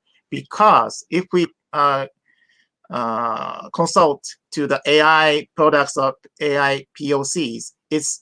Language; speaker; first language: English; non-native, fluent; Japanese